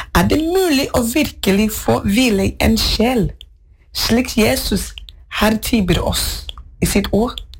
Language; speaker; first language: Norwegian; non-native, fluent; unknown